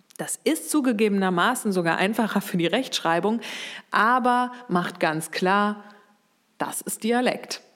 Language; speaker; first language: German; native; German